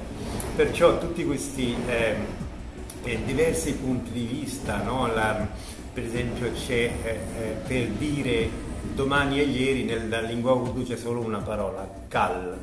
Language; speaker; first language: Italian; non-native, fluent; Urdu